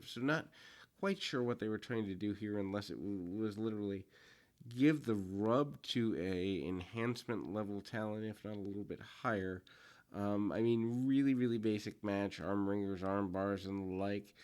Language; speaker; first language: English; native; English